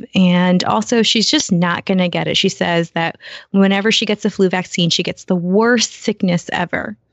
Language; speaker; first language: English; early bilingual, other home language; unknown